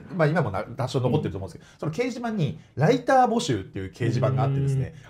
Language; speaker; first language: Japanese; native; Japanese